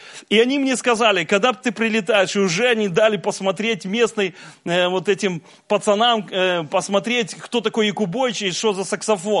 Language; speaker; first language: Russian; native; Russian